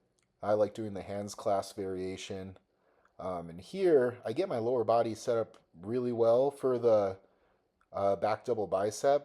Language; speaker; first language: English; native; English